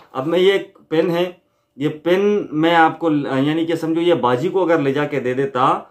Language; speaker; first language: Hindi; native; Hindi